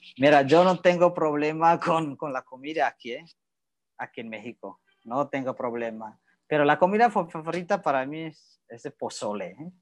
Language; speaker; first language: Spanish; non-native, learner; Indonesian